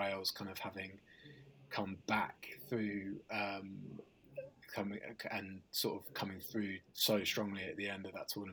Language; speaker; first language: English; native; English